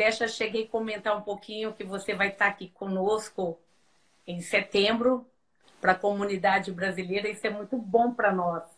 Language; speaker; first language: Portuguese; native; Portuguese